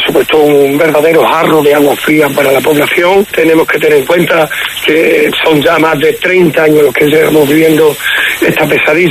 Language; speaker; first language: Spanish; native; Spanish